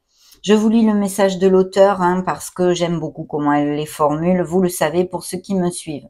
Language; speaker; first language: French; native; French